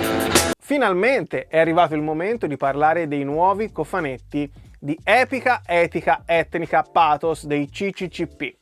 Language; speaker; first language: Italian; native; Italian